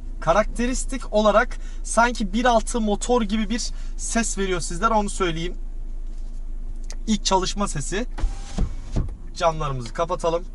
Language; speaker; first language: Turkish; native; Turkish